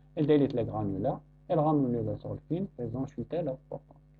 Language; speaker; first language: French; non-native, local second language; Arabic